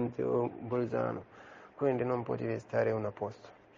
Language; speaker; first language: Italian; non-native, learner; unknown